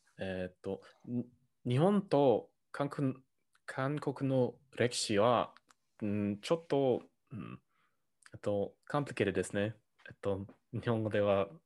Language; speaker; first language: Japanese; non-native, learner; English